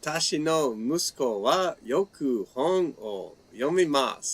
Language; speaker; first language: Japanese; non-native, fluent; English